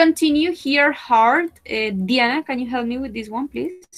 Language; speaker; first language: English; non-native, fluent; Spanish